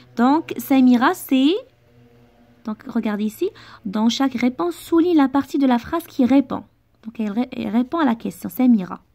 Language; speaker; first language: French; non-native, local second language; Arabic